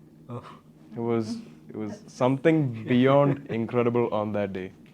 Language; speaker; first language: English; non-native, local second language; Malayalam